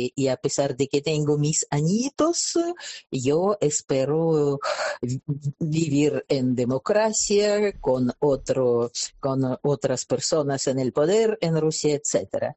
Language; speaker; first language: Spanish; non-native, fluent; Russian